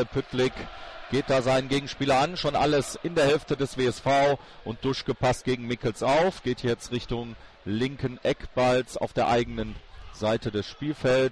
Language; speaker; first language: German; native; German